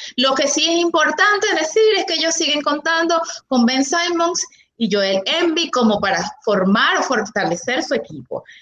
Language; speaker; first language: Spanish; native; Spanish